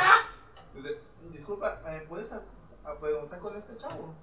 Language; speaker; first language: Spanish; native; Spanish